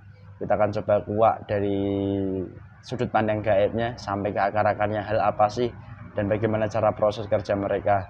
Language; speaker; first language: Indonesian; native; Indonesian